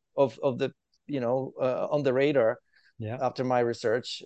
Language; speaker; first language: English; non-native, fluent; Ukrainian